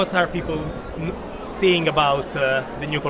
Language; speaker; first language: English; non-native, fluent; Italian